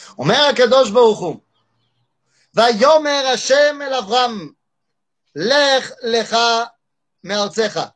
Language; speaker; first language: Hebrew; non-native, fluent; French